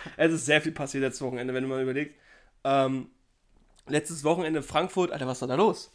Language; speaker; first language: German; early bilingual, other home language; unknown